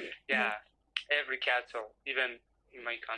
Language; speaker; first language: English; non-native, learner; Persian